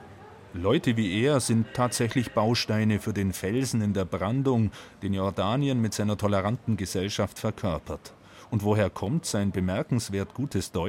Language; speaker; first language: German; native; German